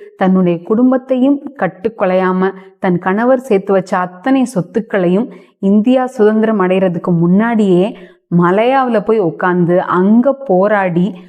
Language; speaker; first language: Tamil; native; Tamil